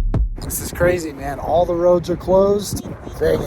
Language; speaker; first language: English; native; English